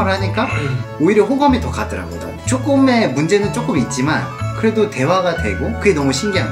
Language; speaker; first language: Korean; native; Korean